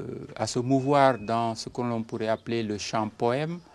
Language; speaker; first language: French; non-native, local second language; Serer